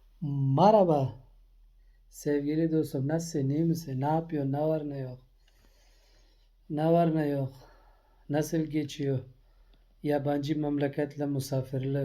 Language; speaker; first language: Turkish; non-native, learner; Persian